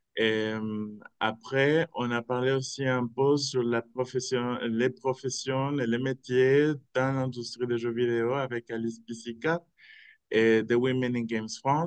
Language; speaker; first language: French; non-native, fluent; Spanish